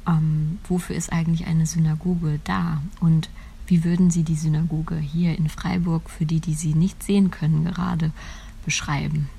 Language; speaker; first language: German; native; German